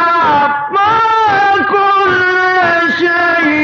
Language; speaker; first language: Arabic; native; Arabic